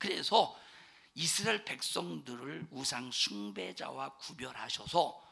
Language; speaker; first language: Korean; native; Korean